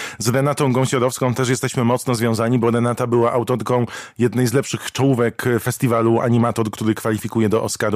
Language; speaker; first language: Polish; native; Polish